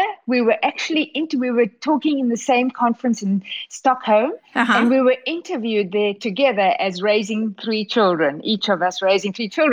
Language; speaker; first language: English; native; English